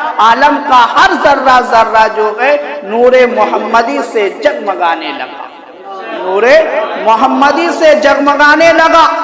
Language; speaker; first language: Urdu; native; Urdu